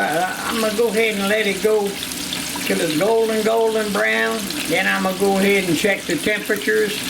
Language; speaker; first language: English; native; English